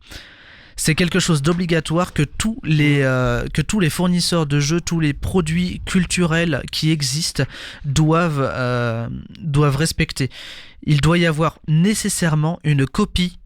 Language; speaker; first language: French; native; French